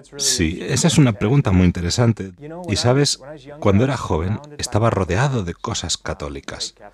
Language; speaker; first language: Spanish; non-native, fluent; English